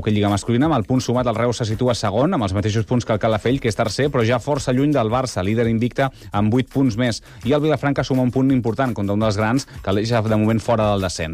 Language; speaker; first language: Catalan; native; Catalan